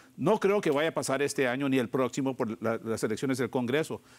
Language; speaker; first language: Spanish; early bilingual, heritage; Spanish